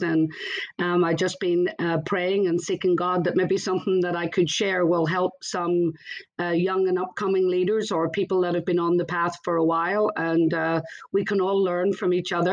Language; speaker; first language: English; native; English